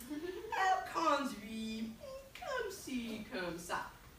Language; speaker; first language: French; non-native, fluent; English